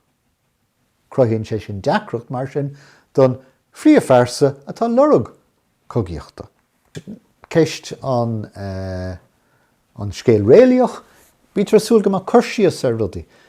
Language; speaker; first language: Irish; non-native, local second language; English